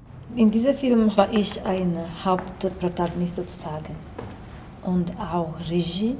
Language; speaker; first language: German; non-native, learner; Swahili